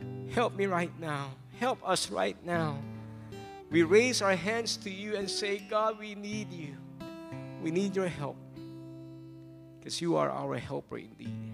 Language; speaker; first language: English; non-native, local second language; Min Nan Chinese